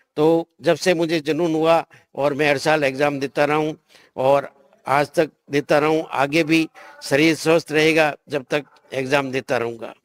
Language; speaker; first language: Hindi; native; Hindi